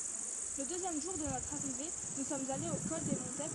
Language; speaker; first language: French; native; French